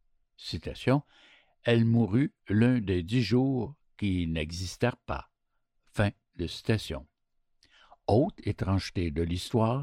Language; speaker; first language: French; native; French